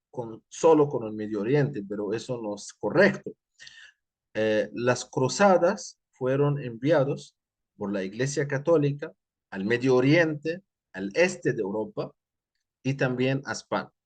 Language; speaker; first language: Spanish; non-native, fluent; Arabic